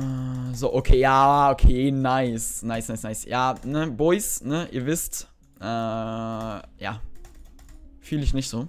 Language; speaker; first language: German; native; German